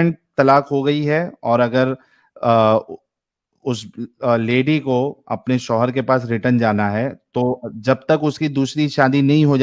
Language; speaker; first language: Hindi; native; Hindi